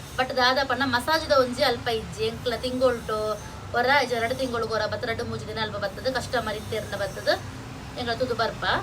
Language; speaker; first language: Kannada; non-native, local second language; Tulu